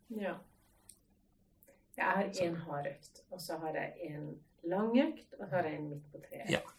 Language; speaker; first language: Norwegian; native; Norwegian